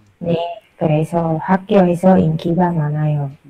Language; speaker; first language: Korean; non-native, learner; Indonesian